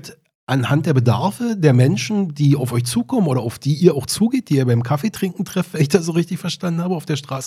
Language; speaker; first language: German; native; German